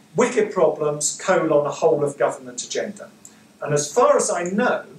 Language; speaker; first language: English; native; English